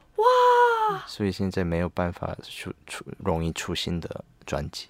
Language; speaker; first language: Chinese; non-native, learner; Korean